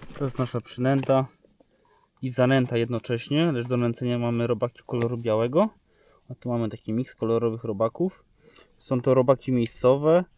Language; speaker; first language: Polish; native; Polish